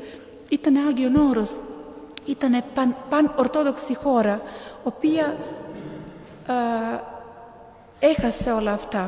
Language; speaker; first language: Greek; non-native, fluent; Serbian